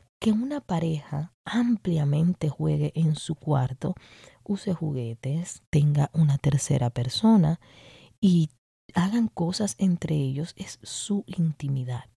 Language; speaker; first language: Spanish; native; Spanish